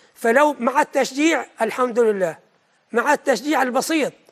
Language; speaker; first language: Arabic; native; Arabic